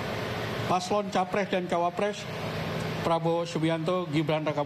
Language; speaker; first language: Indonesian; native; Indonesian